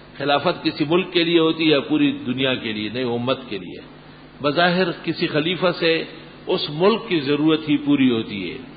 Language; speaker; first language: Urdu; non-native, local second language; Pashto